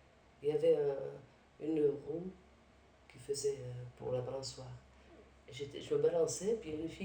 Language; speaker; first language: French; early bilingual, other home language; Arabic